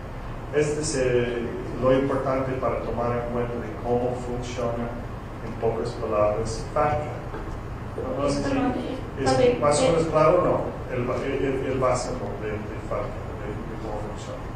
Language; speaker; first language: Spanish; non-native, fluent; English